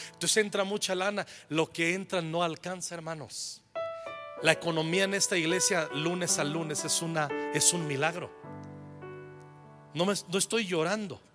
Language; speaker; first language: Spanish; native; Spanish